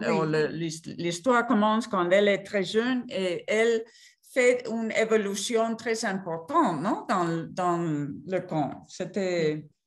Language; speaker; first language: French; non-native, fluent; Spanish